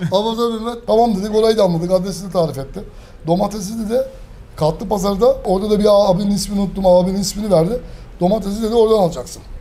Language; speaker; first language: Turkish; early bilingual, heritage; Turkish